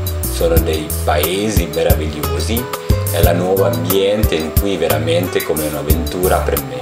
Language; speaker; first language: Italian; non-native, learner; Dutch